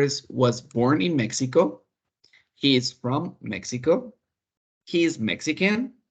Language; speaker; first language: English; non-native, fluent; Spanish